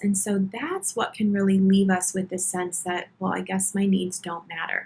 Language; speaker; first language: English; native; English